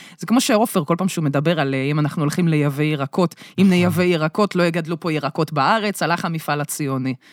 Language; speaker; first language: Hebrew; native; Hebrew